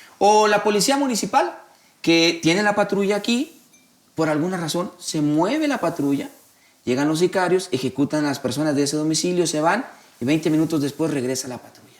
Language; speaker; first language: Spanish; native; Spanish